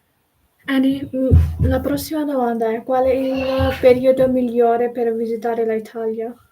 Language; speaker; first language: Italian; non-native, learner; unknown